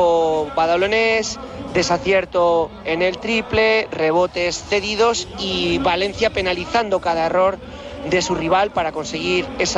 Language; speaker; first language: Spanish; native; Spanish